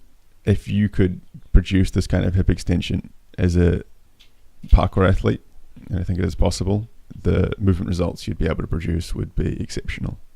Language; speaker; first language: English; native; English